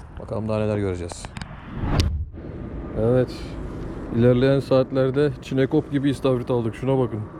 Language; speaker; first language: Turkish; native; Turkish